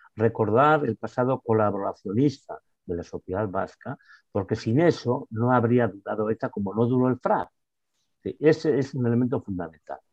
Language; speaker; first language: Spanish; non-native, local second language; Basque